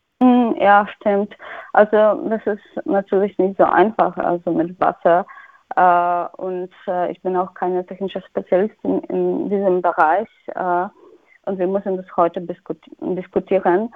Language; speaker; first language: German; non-native, fluent; Polish